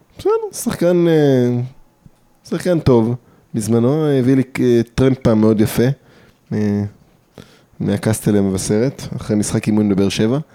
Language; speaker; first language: Hebrew; early bilingual, other home language; English